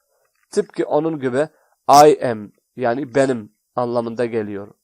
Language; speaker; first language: Turkish; non-native, fluent; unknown